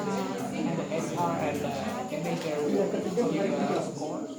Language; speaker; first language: English; non-native, learner; Indonesian